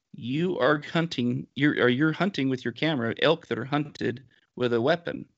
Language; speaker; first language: English; native; English